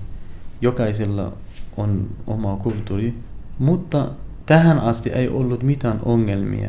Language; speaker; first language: Finnish; non-native, learner; Arabic